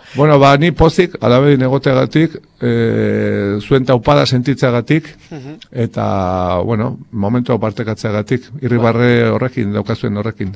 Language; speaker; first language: Basque; native; Basque